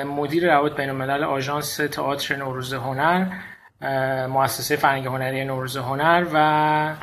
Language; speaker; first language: Persian; non-native, local second language; Azerbaijani